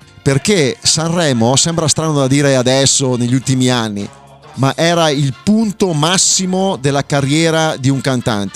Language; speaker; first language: Italian; native; Italian